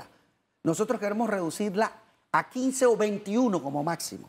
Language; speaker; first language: Spanish; native; Spanish